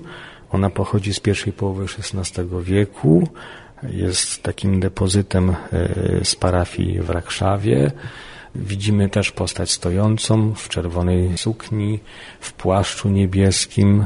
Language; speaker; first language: Polish; native; Polish